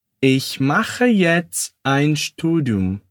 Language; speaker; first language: German; non-native, fluent; Portuguese